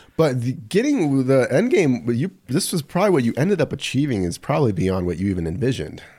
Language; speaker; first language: English; early bilingual, other home language; Spanish